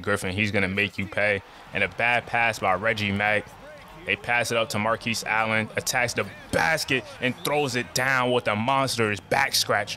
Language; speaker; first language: English; native; English